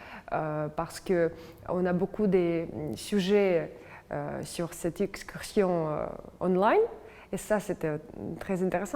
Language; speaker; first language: French; non-native, fluent; Russian